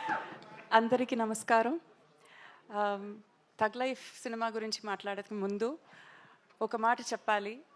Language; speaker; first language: Telugu; non-native, local second language; Tamil